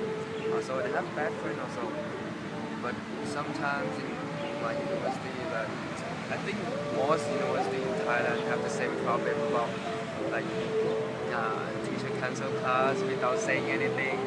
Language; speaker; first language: English; non-native, learner; Thai